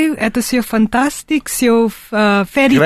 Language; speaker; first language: Russian; non-native, learner; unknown